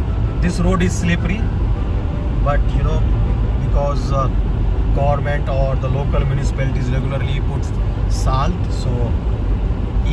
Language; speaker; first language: English; non-native, local second language; Hindi